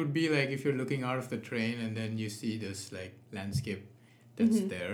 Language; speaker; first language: English; non-native, local second language; Nepali